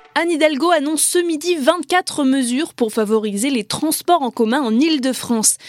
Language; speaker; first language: French; native; French